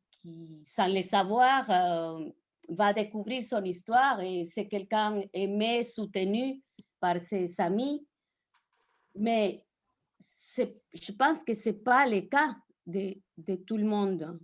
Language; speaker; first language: French; non-native, fluent; Spanish